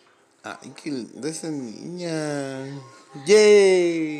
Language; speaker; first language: Spanish; native; Spanish